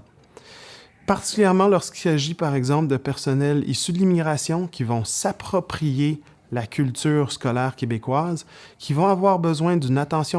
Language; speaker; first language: French; native; French